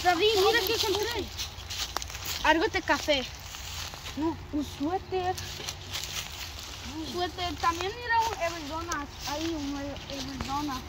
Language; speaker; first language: Spanish; early bilingual, heritage; Spanish